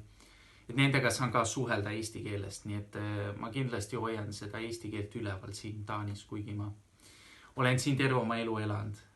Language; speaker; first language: Estonian; early bilingual, heritage; Estonian